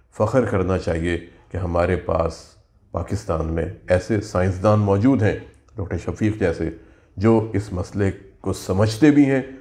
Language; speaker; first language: Urdu; native; Urdu